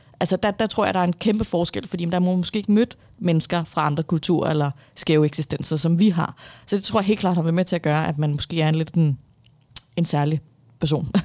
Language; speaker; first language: Danish; early bilingual, other home language; Persian